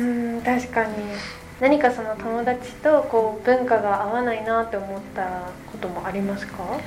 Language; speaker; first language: Japanese; native; Japanese